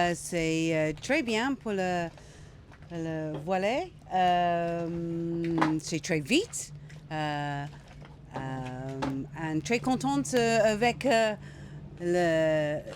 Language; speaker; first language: French; non-native, learner; English